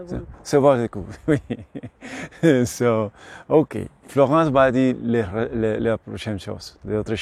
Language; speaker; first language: French; non-native, learner; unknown